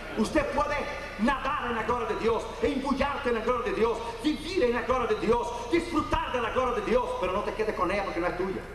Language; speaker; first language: Spanish; non-native, fluent; Portuguese